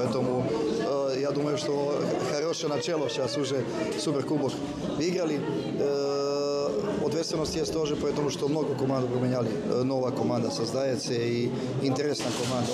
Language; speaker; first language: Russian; non-native, learner; Serbian